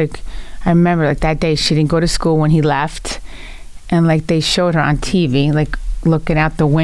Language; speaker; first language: English; early bilingual, other home language; Italian